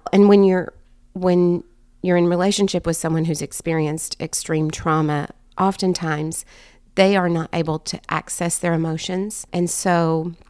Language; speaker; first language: English; native; English